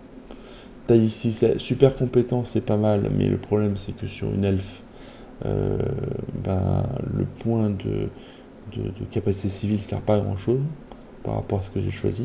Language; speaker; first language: French; native; French